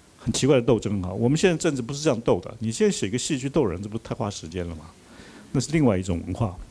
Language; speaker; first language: Chinese; native; Chinese